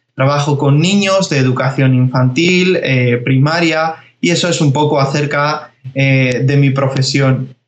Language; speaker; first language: Spanish; early bilingual, other home language; Georgian